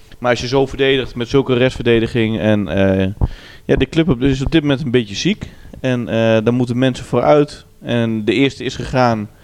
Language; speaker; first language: Dutch; native; Dutch